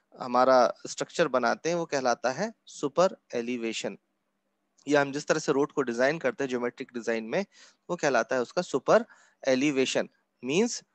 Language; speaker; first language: Hindi; native; Hindi